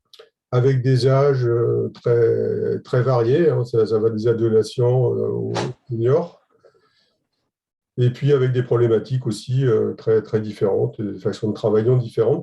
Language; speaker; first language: French; native; French